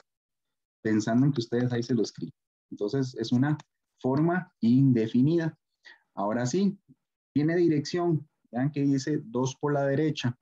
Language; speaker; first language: Spanish; native; Spanish